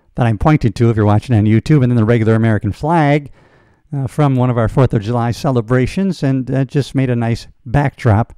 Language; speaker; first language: English; native; English